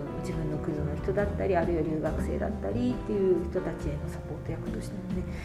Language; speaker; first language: Japanese; native; Japanese